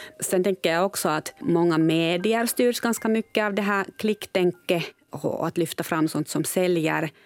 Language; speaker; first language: Swedish; native; Swedish